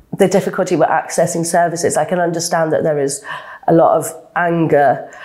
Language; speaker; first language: English; native; English